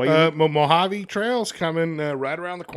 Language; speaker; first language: English; native; English